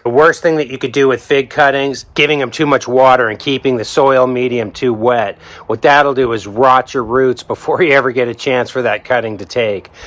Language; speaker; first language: English; native; English